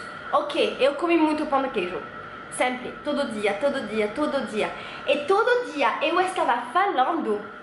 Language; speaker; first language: Portuguese; non-native, fluent; French